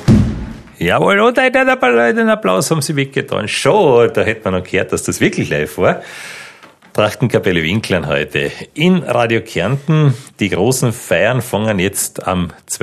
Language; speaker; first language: German; native; German